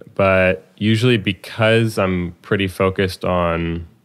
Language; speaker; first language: English; native; English